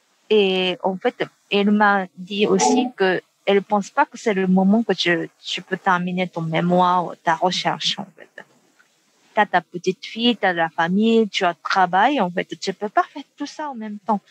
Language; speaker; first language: French; non-native, fluent; Japanese